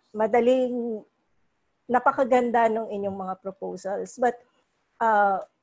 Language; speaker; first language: English; non-native, local second language; Cebuano